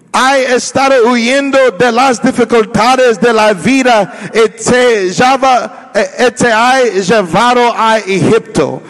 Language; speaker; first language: Spanish; non-native, learner; English